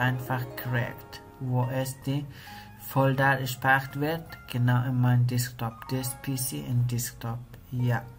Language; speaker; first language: German; non-native, learner; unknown